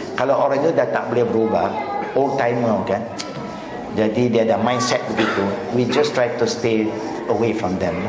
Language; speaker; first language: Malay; non-native, local second language; Chinese